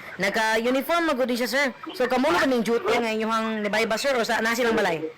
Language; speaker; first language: Cebuano; native; Cebuano